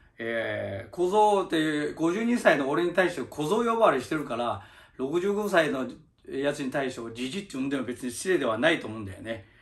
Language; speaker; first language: Japanese; early bilingual, other home language; Chinese